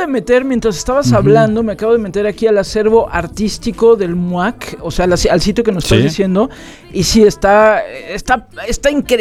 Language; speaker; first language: Spanish; native; Spanish